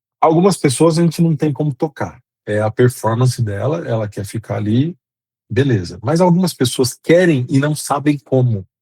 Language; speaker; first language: Portuguese; native; Portuguese